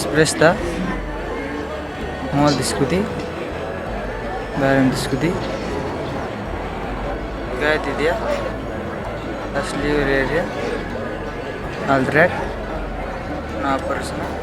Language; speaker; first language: Catalan; non-native, learner; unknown